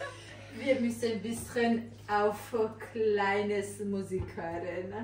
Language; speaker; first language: German; non-native, learner; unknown